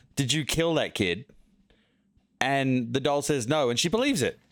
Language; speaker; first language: English; native; English